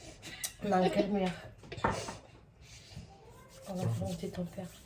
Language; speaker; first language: French; native; French